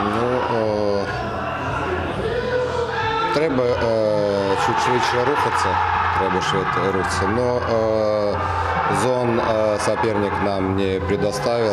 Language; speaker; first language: Ukrainian; non-native, learner; Russian